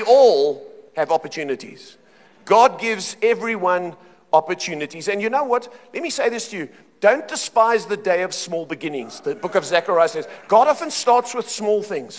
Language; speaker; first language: English; native; English